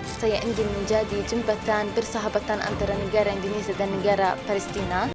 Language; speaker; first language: Indonesian; non-native, learner; Arabic